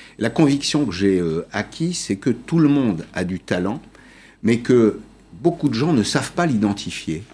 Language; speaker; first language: French; native; French